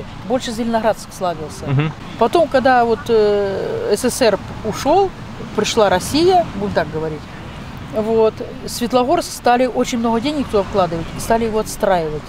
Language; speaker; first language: Russian; native; Russian